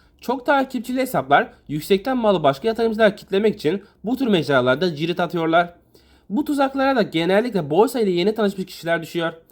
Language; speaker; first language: Turkish; native; Turkish